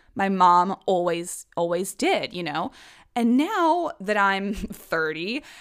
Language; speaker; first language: English; early bilingual, other home language; Czech